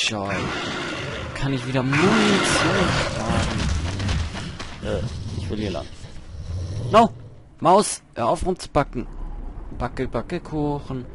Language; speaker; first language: German; native; German